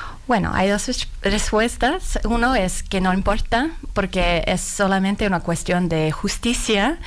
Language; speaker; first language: Spanish; non-native, fluent; Finnish